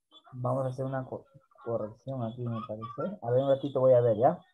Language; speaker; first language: Spanish; native; Spanish